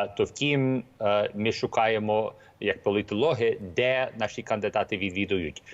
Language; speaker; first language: Ukrainian; early bilingual, heritage; Ukrainian